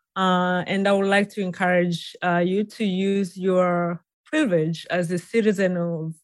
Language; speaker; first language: English; non-native, local second language; Swahili